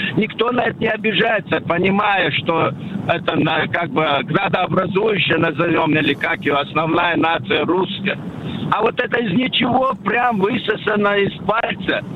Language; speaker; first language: Russian; non-native, local second language; Chechen